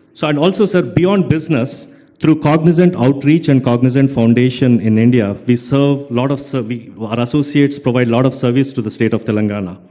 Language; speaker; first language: English; non-native, local second language; Telugu